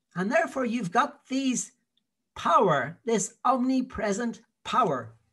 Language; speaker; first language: English; native; English